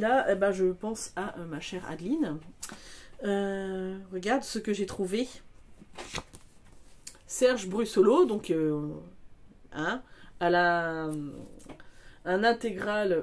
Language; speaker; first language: French; native; French